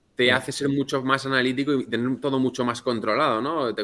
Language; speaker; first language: Spanish; native; Spanish